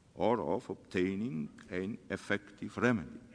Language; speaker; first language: English; non-native, fluent; Polish